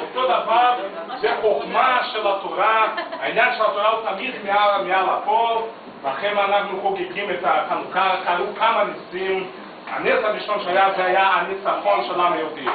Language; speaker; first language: Hebrew; non-native, fluent; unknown